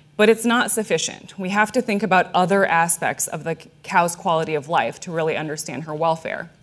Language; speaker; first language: English; native; English